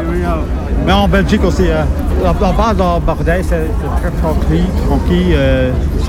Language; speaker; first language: French; non-native, learner; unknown